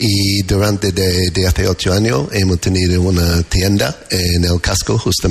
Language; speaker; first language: Spanish; non-native, learner; English